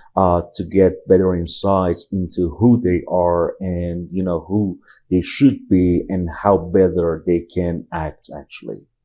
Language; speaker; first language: English; non-native, fluent; Persian